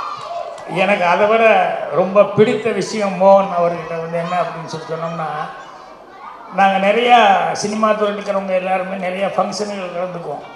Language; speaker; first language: Tamil; native; Tamil